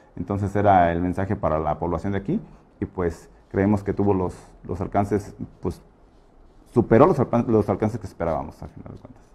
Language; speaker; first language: Spanish; native; Spanish